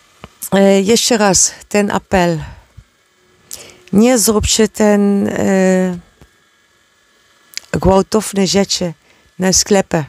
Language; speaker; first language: Polish; non-native, learner; Dutch